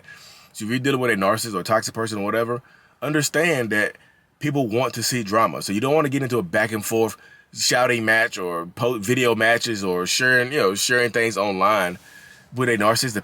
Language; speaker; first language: English; native; English